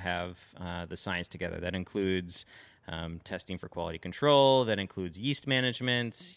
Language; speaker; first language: English; native; English